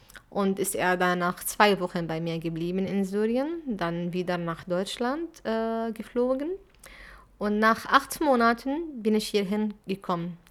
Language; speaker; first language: German; non-native, fluent; Arabic